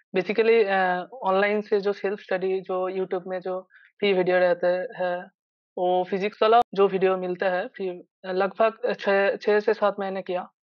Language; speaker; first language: Hindi; non-native, local second language; Bangla